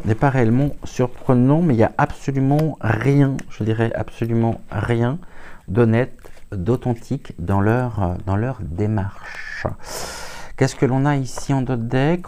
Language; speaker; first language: French; native; French